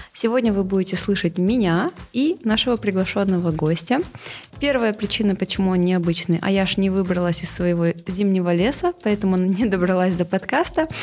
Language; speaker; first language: Russian; non-native, local second language; Kazakh